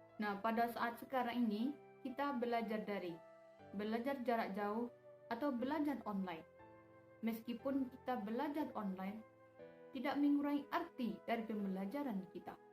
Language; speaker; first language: Malay; non-native, local second language; Minangkabau